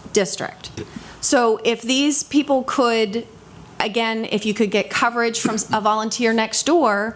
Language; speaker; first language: English; native; English